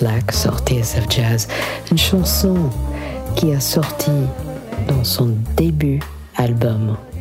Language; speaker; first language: French; non-native, fluent; English